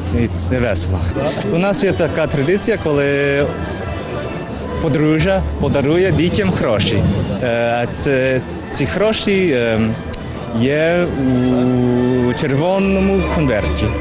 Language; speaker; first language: Ukrainian; non-native, learner; Chinese